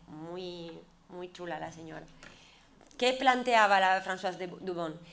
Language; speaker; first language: Spanish; non-native, fluent; Italian